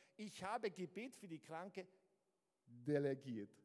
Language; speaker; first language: German; non-native, fluent; Italian